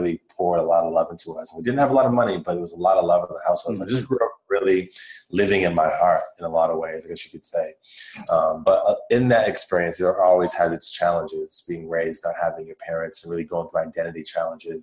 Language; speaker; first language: English; native; English